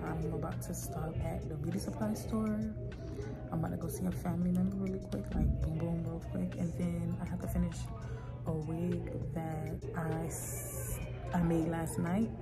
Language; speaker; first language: English; native; English